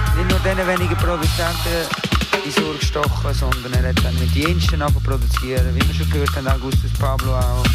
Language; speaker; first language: German; native; German